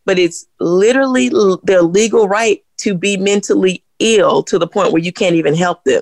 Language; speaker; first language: English; native; English